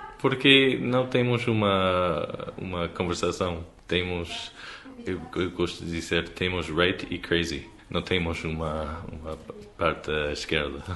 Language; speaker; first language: Portuguese; non-native, learner; English